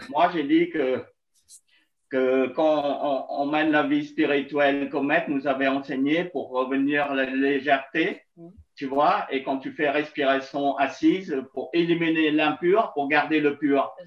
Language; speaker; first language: French; non-native, fluent; Vietnamese